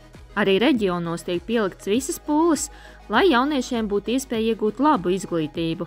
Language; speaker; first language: Latvian; native; Latvian